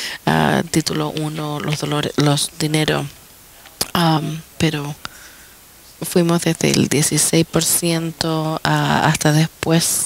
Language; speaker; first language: Spanish; non-native, fluent; English